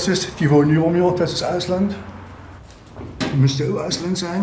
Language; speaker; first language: German; native; German